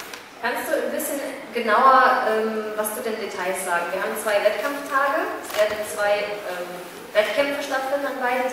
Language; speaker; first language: German; native; German